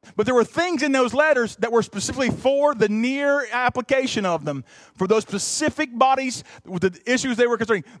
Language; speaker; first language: English; native; English